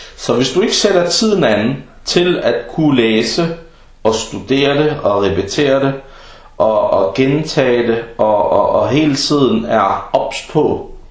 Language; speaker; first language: Danish; early bilingual, other home language; Arabic